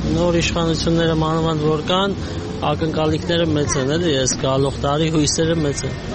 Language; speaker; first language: Armenian; native; Armenian